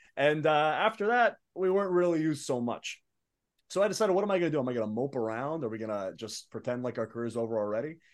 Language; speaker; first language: English; early bilingual, other home language; Arabic